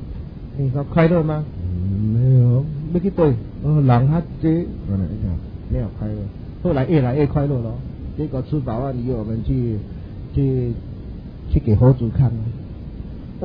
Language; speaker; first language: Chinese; non-native, local second language; Min Nan Chinese